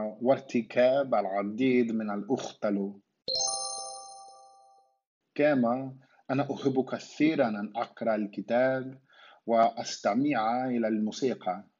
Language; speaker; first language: Arabic; non-native, learner; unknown